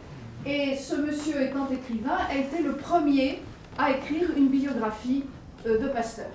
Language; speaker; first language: French; native; French